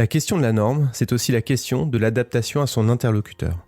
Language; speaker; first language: French; native; French